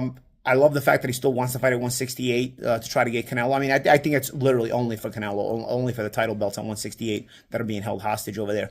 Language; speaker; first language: English; native; English